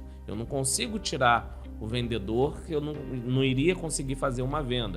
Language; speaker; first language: Portuguese; native; Portuguese